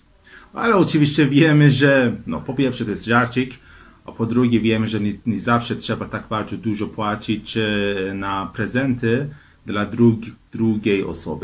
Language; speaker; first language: Polish; non-native, fluent; Persian